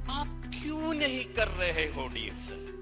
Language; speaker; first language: Hindi; non-native, fluent; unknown